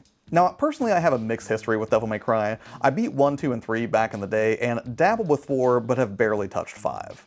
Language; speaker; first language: English; native; English